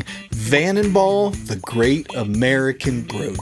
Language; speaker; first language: English; native; English